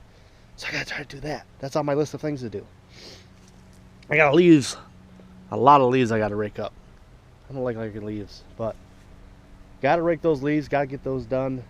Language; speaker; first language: English; native; English